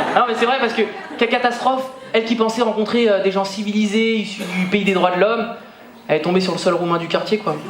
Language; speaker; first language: French; native; French